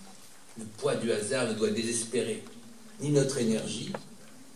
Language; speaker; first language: French; native; French